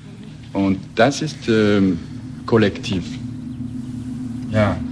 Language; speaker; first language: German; non-native, learner; French